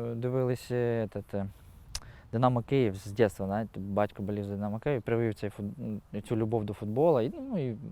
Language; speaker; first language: Ukrainian; native; Ukrainian